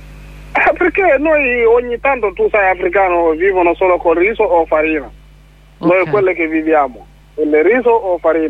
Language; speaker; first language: Italian; non-native, learner; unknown